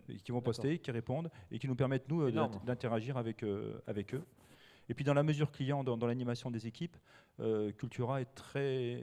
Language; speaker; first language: French; native; French